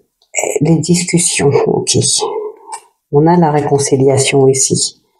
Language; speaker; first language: French; native; French